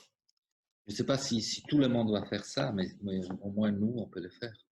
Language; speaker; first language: French; non-native, fluent; Italian